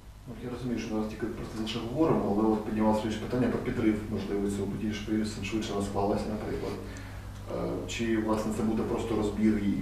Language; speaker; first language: Ukrainian; native; Ukrainian